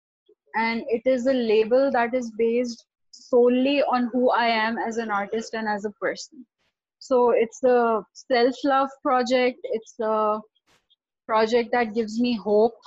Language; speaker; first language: English; non-native, local second language; Urdu